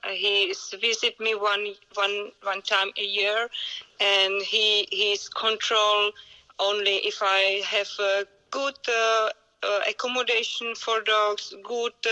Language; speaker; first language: English; non-native, learner; Czech